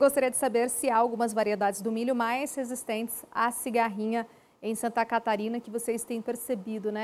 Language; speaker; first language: Portuguese; native; Portuguese